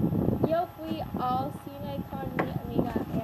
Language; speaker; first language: Spanish; non-native, learner; English